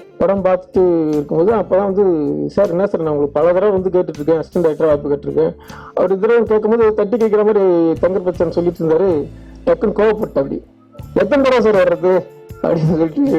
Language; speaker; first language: Tamil; native; Tamil